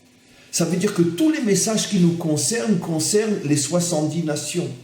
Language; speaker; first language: French; native; French